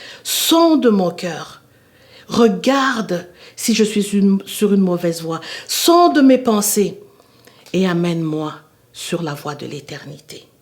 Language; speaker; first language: French; native; French